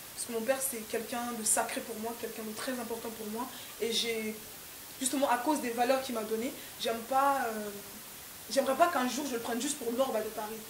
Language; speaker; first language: French; non-native, fluent; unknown